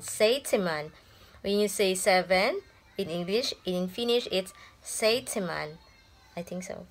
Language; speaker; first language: English; non-native, local second language; Filipino